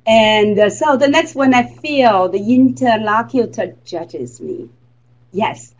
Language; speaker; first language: English; non-native, fluent; Chinese